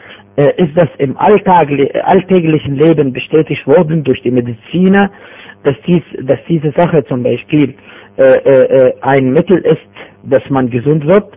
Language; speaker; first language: German; non-native, fluent; Arabic